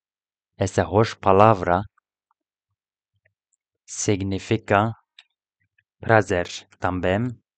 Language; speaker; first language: Portuguese; non-native, learner; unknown